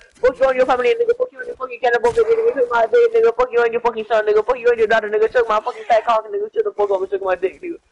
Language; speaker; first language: English; early bilingual, other home language; Spanish